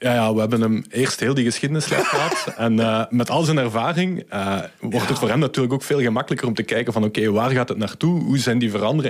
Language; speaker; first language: Dutch; native; Dutch